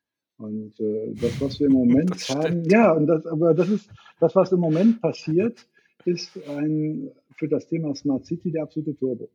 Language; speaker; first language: German; native; German